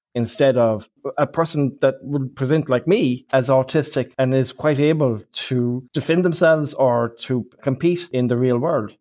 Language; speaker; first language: English; native; English